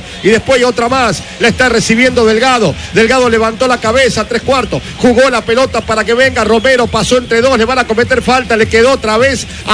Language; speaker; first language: Spanish; native; Spanish